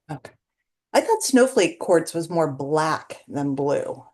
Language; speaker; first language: English; native; English